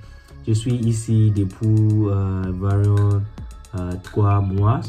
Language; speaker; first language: French; non-native, learner; Yoruba